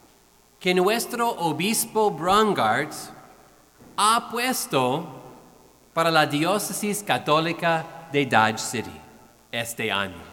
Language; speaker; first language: Spanish; non-native, fluent; English